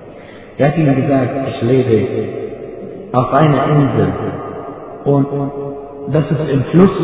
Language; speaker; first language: German; non-native, fluent; Arabic